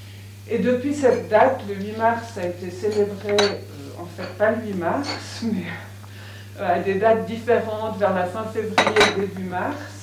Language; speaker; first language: French; native; French